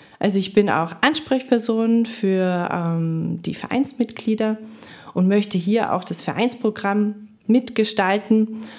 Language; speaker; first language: German; native; German